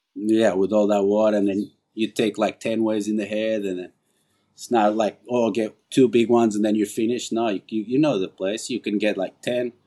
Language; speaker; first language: English; non-native, fluent; Portuguese